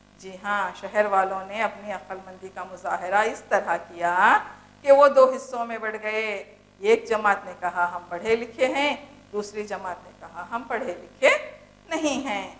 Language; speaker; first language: Urdu; native; Urdu